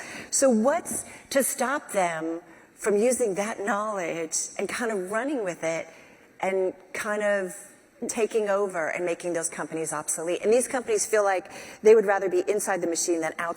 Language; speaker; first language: English; native; English